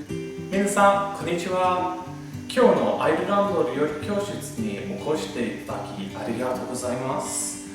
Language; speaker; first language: Japanese; non-native, fluent; English